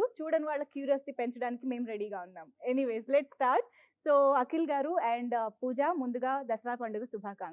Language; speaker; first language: Telugu; native; Telugu